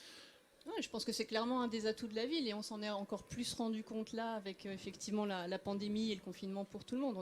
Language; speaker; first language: French; native; French